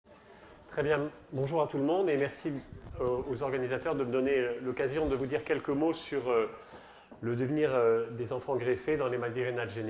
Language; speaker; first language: French; native; French